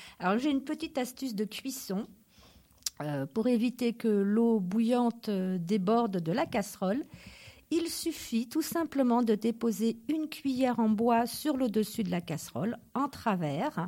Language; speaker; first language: French; native; French